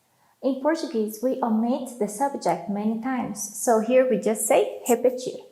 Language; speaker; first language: English; non-native, fluent; Portuguese